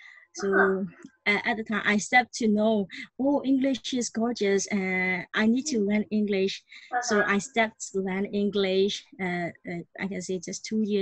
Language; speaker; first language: English; non-native, learner; Burmese